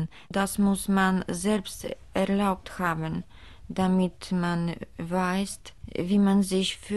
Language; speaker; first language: German; non-native, learner; Polish